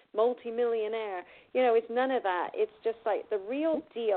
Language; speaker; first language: English; native; English